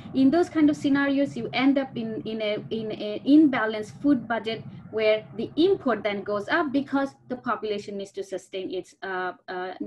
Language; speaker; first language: English; non-native, local second language; Bangla